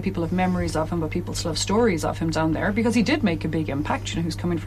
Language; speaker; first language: English; native; English